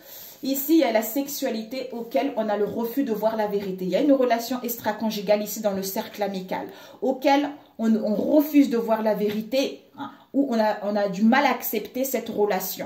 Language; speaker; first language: French; native; French